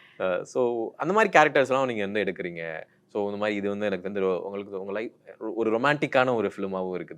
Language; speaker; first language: Tamil; native; Tamil